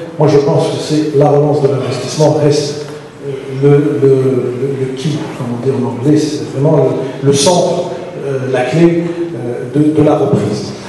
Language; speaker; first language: French; non-native, local second language; Arabic